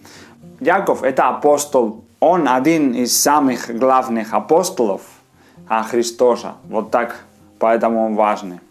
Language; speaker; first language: Russian; non-native, fluent; Spanish